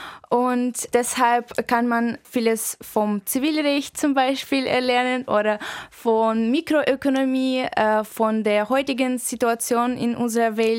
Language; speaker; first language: German; non-native, fluent; Russian